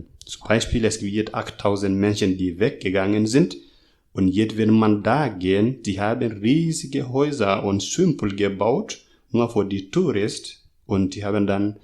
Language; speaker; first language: German; non-native, learner; Masai